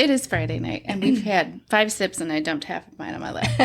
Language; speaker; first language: English; native; English